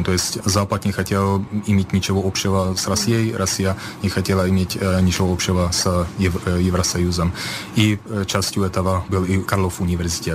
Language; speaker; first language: Russian; non-native, fluent; Czech